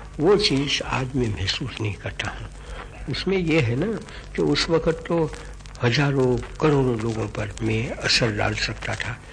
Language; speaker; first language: Hindi; non-native, local second language; Gujarati